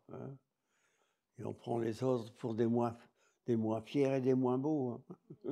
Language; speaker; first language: French; non-native, local second language; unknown